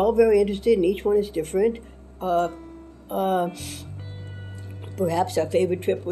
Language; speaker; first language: English; native; English